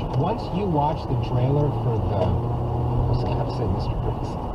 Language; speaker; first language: English; native; English